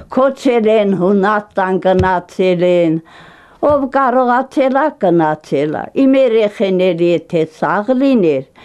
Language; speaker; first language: Armenian; non-native, local second language; Greek